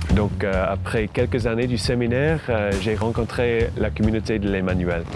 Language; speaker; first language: French; non-native, fluent; English